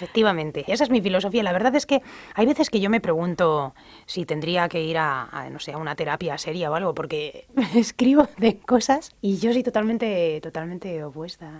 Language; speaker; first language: Spanish; native; Spanish